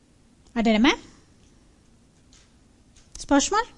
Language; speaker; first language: Norwegian; non-native, fluent; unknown